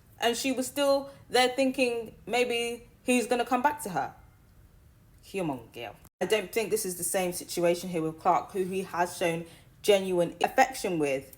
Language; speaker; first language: English; native; English